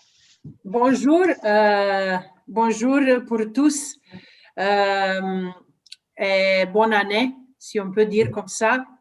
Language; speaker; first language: French; non-native, learner; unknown